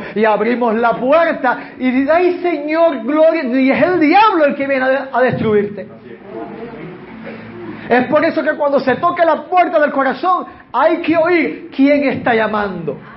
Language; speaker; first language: Spanish; native; Spanish